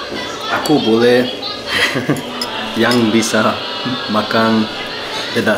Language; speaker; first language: Indonesian; non-native, learner; German